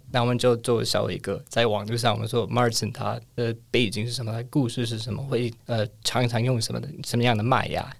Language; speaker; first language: Chinese; non-native, fluent; English